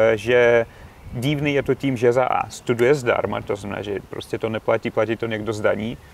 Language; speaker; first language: Czech; non-native, fluent; Russian